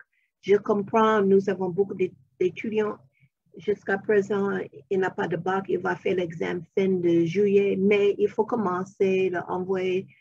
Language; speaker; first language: French; non-native, fluent; English